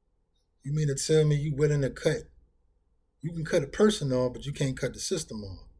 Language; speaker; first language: English; native; English